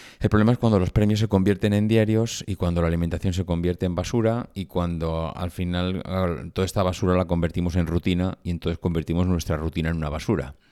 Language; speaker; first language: Spanish; native; Spanish